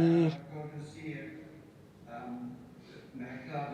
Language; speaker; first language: Spanish; non-native, learner; English